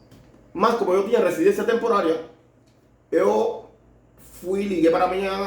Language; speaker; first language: Portuguese; non-native, learner; Spanish